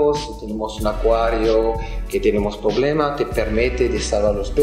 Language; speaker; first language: Spanish; non-native, fluent; French